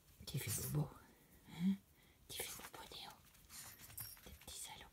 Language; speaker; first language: French; native; French